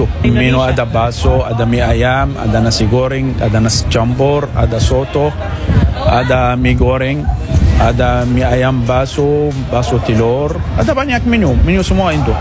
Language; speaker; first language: Indonesian; non-native, learner; Arabic